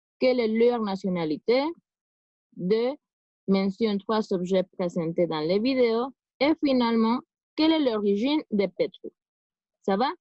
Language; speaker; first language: French; non-native, fluent; Spanish